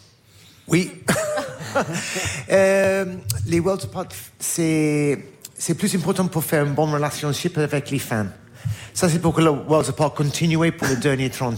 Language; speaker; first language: French; non-native, learner; English